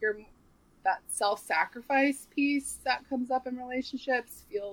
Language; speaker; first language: English; native; English